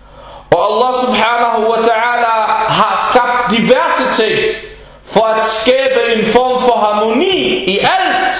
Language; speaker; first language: Danish; non-native, fluent; Arabic